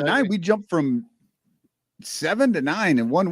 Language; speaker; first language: English; native; English